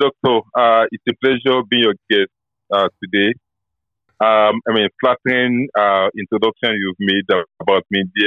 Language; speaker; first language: English; non-native, local second language; Yoruba